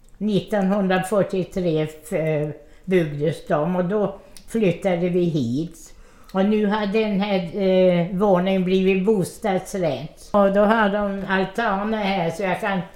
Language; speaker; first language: Swedish; early bilingual, other home language; Russian